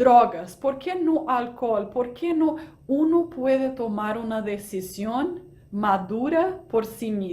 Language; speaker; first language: Spanish; non-native, fluent; Portuguese